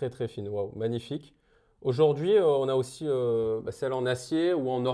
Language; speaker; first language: French; native; French